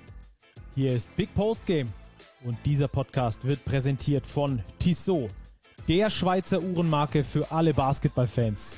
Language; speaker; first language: German; native; German